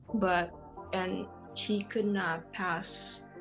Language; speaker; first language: English; non-native, fluent; Indonesian